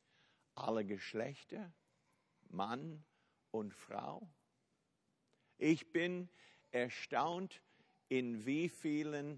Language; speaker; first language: German; non-native, fluent; English